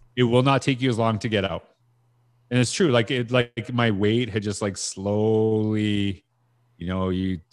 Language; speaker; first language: English; native; English